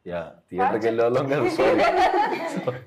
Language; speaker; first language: Telugu; native; Telugu